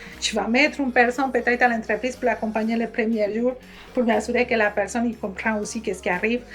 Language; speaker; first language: French; non-native, fluent; Spanish